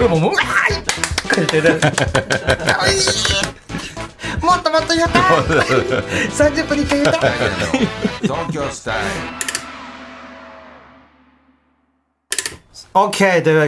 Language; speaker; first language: Japanese; native; Japanese